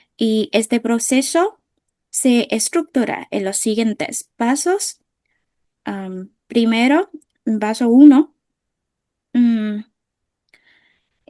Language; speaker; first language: Spanish; non-native, fluent; Vietnamese